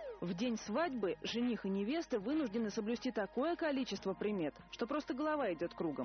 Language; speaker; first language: Russian; native; Russian